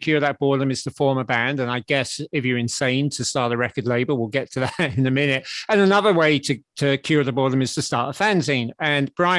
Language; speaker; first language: English; native; English